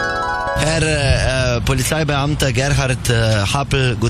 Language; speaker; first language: German; non-native, learner; Slovenian